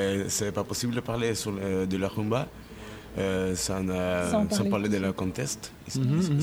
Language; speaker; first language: French; non-native, fluent; Spanish